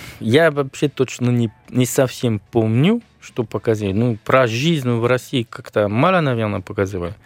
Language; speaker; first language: Russian; non-native, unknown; French